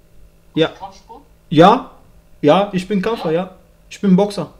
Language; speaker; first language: German; non-native, learner; Bulgarian